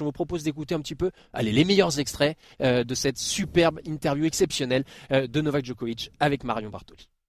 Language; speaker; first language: French; native; French